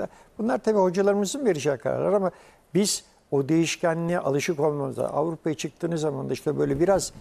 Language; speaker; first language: Turkish; native; Turkish